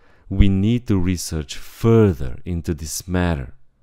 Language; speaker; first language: English; non-native, fluent; Romanian